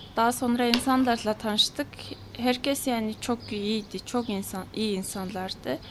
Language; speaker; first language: Turkish; non-native, fluent; Mongolian